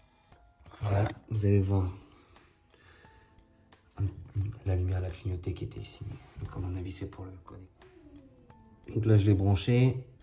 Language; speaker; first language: French; native; French